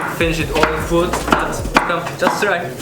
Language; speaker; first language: English; non-native, learner; Turkish